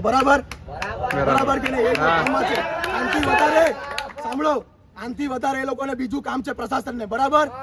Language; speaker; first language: Gujarati; non-native, local second language; Kukna